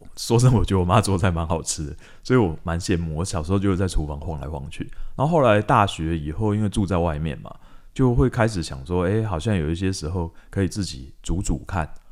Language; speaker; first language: Chinese; native; Chinese